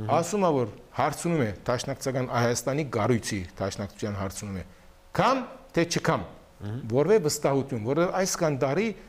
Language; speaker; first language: Armenian; early bilingual, heritage; Armenian